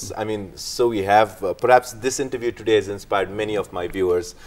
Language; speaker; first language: English; non-native, local second language; Nepali